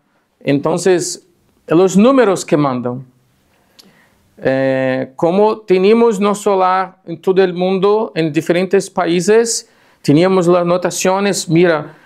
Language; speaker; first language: Spanish; non-native, fluent; Portuguese